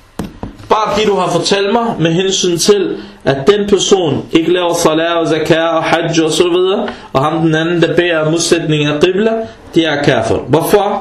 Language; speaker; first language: Danish; early bilingual, other home language; Arabic